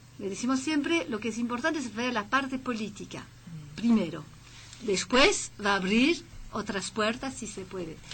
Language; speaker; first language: Spanish; non-native, fluent; French